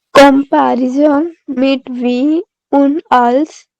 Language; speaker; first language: German; non-native, learner; Hindi